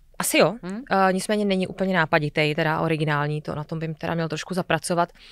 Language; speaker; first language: Czech; native; Czech